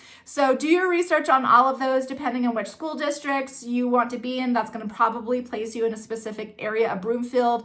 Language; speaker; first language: English; native; English